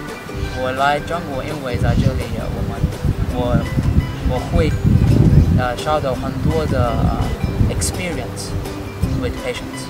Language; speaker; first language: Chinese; non-native, learner; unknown